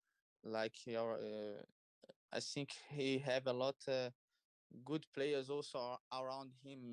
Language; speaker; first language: English; non-native, learner; Portuguese